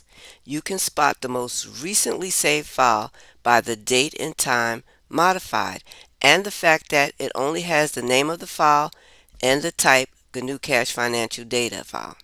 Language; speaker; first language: English; native; English